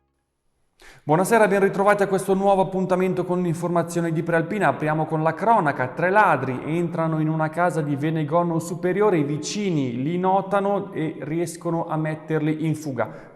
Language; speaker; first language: Italian; native; Italian